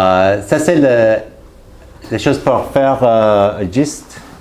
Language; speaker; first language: French; non-native, learner; English